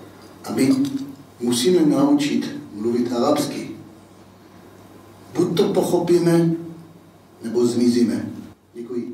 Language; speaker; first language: Czech; non-native, fluent; Hebrew